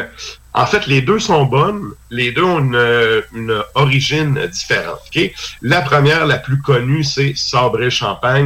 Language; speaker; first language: French; native; French